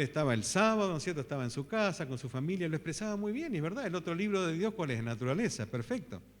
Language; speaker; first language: Spanish; native; Spanish